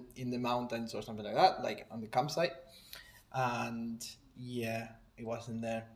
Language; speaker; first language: English; non-native, fluent; Spanish